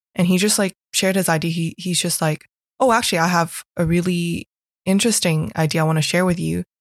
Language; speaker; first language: English; non-native, local second language; Cantonese